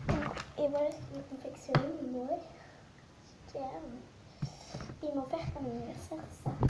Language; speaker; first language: French; native; French